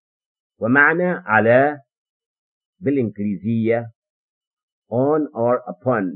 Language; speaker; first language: Arabic; non-native, fluent; English